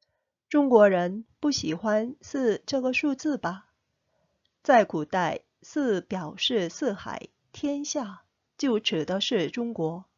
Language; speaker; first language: Chinese; non-native, fluent; Korean